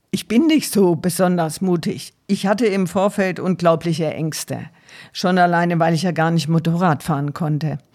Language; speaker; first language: German; native; German